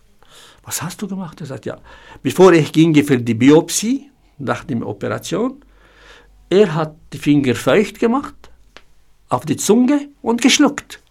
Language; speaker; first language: German; non-native, fluent; Arabic